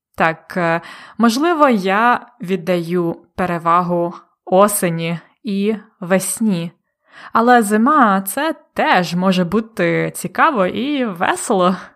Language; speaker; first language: Ukrainian; native; Ukrainian